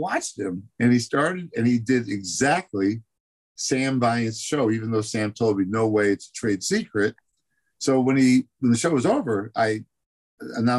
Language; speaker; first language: English; native; English